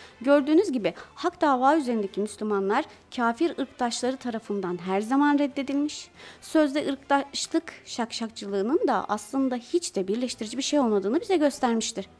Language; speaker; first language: Turkish; native; Turkish